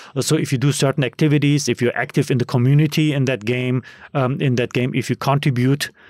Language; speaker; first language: English; non-native, fluent; German